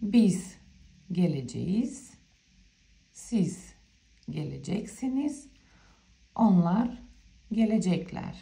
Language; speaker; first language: Turkish; non-native, fluent; Bulgarian